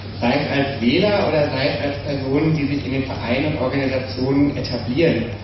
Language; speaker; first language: German; native; German